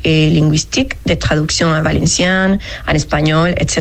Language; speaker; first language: French; non-native, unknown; Spanish